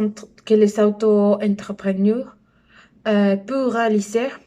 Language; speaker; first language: French; non-native, learner; Spanish